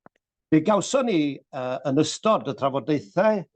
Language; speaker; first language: Welsh; native; Welsh